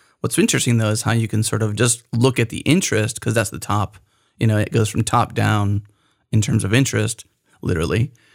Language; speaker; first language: English; native; English